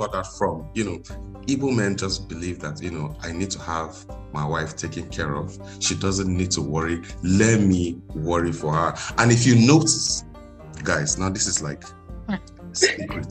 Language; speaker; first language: English; non-native, local second language; Igbo